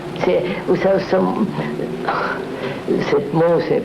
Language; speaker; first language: French; non-native, learner; Telugu